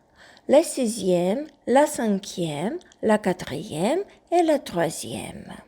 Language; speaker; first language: French; non-native, fluent; Ukrainian